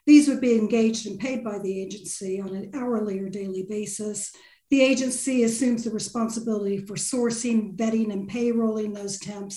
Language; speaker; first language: English; native; English